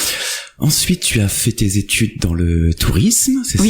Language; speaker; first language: French; native; French